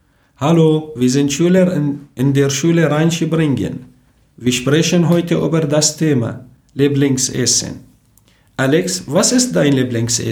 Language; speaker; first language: German; non-native, learner; Arabic